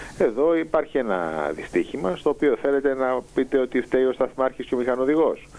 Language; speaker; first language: Greek; native; Greek